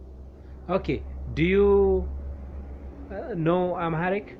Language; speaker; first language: English; non-native, local second language; Amharic